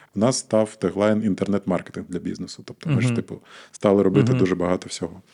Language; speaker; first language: Ukrainian; non-native, local second language; Russian